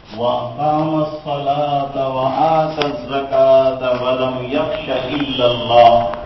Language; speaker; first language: Urdu; non-native, local second language; Gujarati